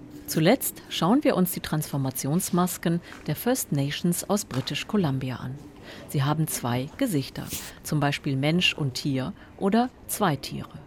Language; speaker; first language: German; native; German